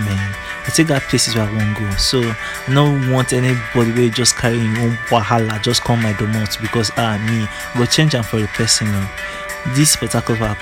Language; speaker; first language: English; non-native, local second language; Igbo